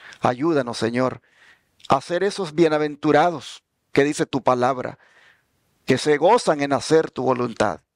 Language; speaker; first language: Spanish; native; Spanish